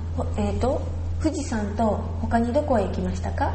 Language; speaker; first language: Japanese; native; Japanese